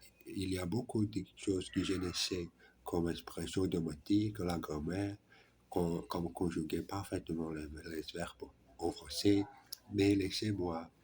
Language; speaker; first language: French; non-native, learner; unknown